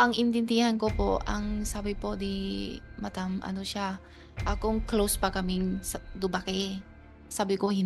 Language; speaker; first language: Filipino; non-native, learner; Chinese